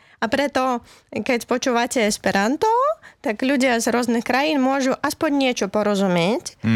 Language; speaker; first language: Slovak; non-native, fluent; Latvian